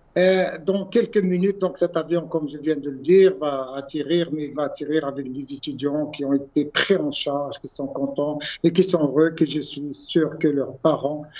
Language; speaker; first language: French; non-native, local second language; Arabic